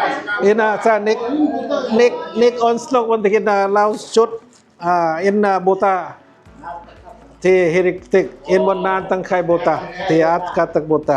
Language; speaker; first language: Mongolian; non-native, learner; Lao